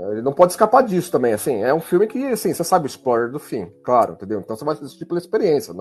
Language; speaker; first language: Portuguese; native; Portuguese